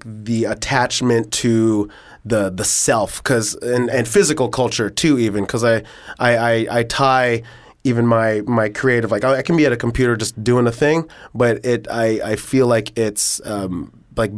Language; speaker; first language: English; native; English